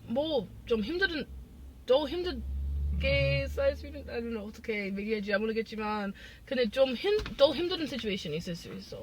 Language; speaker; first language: Korean; non-native, learner; English